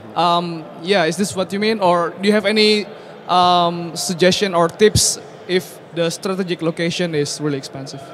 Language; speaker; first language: English; non-native, fluent; Czech